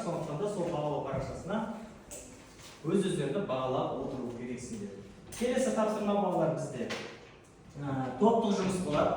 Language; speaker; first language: Kazakh; native; Kazakh